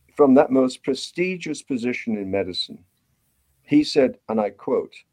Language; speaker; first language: English; native; English